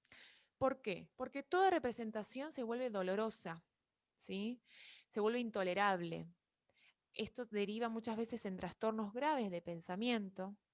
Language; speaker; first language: Spanish; native; Spanish